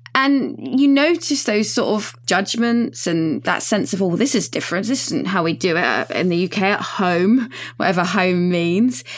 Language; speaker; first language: English; native; English